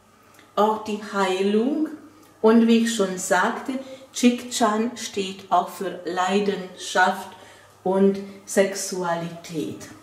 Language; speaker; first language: German; non-native, fluent; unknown